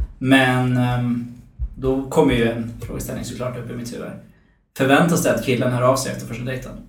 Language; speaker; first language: Swedish; early bilingual, other home language; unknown